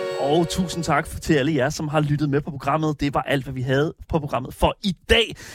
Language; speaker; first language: Danish; native; Danish